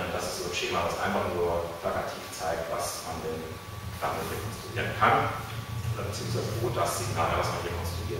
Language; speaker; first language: German; native; German